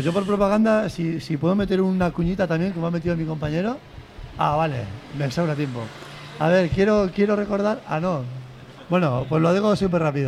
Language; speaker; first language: Spanish; native; Spanish